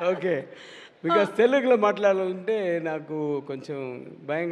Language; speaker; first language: Telugu; non-native, learner; Tamil